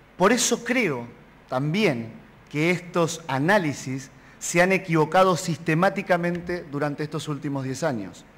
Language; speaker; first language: Spanish; native; Spanish